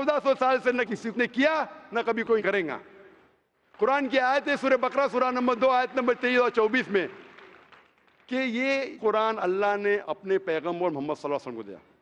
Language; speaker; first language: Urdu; non-native, local second language; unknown